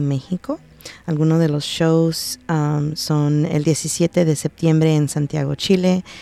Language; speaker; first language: Spanish; early bilingual, heritage; Spanish